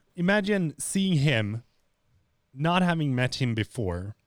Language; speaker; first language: English; non-native, fluent; Swedish